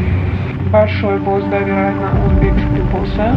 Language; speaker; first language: Russian; non-native, learner; Uzbek